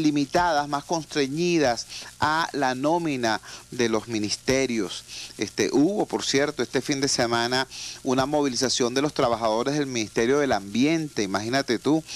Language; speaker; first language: Spanish; native; Spanish